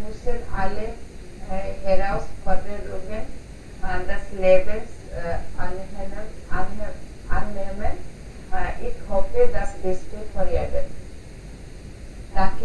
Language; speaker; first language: German; non-native, learner; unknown